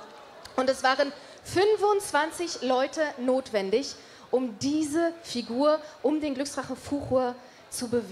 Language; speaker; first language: German; native; German